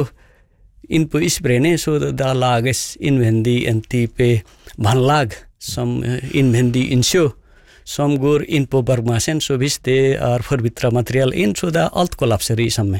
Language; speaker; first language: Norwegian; non-native, fluent; Nepali